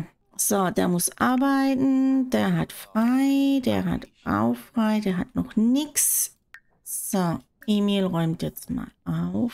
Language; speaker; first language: German; native; German